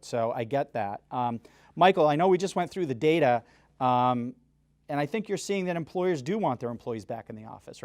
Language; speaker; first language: English; native; English